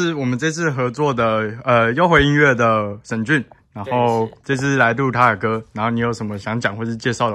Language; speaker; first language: Chinese; native; Chinese